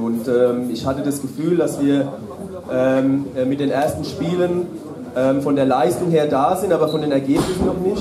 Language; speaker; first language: German; native; German